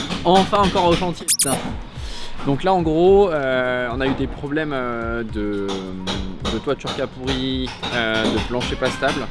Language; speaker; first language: French; native; French